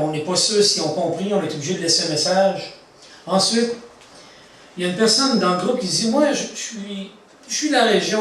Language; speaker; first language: French; native; French